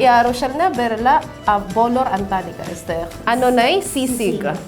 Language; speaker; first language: Armenian; non-native, learner; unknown